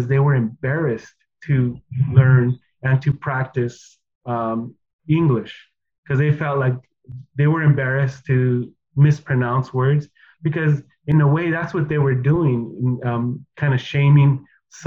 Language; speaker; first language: English; early bilingual, other home language; Spanish